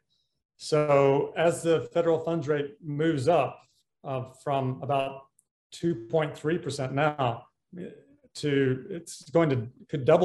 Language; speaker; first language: English; native; English